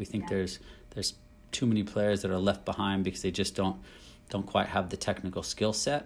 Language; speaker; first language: English; native; English